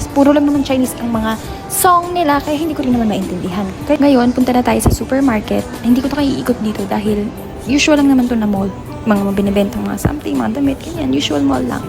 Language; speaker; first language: Filipino; native; Filipino